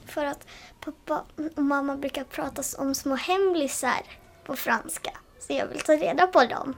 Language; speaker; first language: Swedish; early bilingual, heritage; Swedish